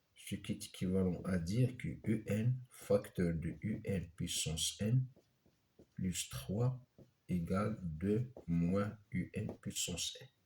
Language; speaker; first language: French; non-native, local second language; Arabic